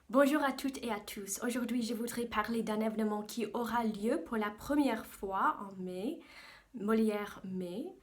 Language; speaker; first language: French; non-native, fluent; English